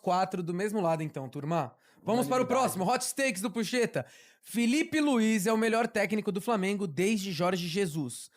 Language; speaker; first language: Portuguese; native; Portuguese